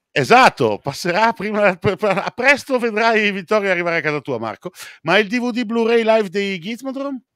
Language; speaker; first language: Italian; native; Italian